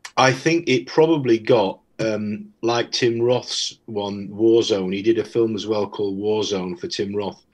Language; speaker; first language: English; native; English